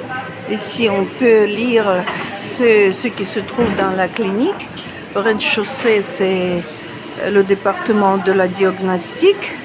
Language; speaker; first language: French; non-native, fluent; Russian